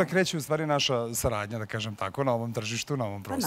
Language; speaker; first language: Serbian; native; Serbian